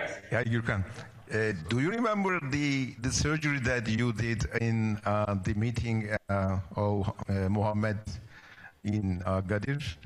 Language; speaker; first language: English; non-native, fluent; Turkish